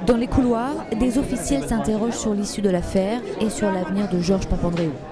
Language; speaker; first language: French; native; French